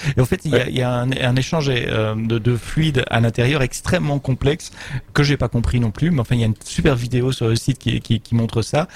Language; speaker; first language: French; native; French